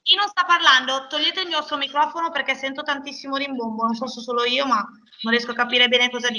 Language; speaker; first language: Italian; native; Italian